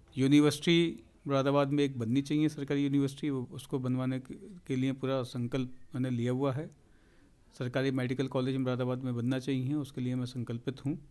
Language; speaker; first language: Hindi; native; Hindi